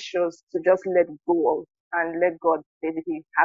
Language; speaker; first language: English; non-native, local second language; Igbo